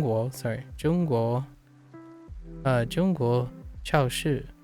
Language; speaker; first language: Chinese; non-native, learner; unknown